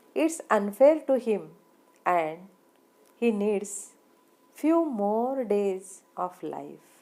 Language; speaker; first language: English; non-native, local second language; Marathi